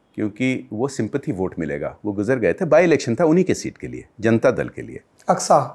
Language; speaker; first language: Hindi; non-native, local second language; Odia